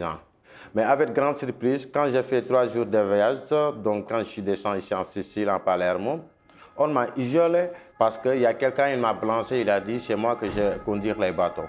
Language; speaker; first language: French; non-native, learner; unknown